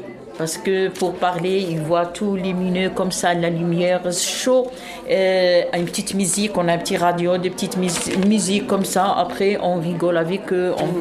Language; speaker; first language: French; non-native, fluent; Arabic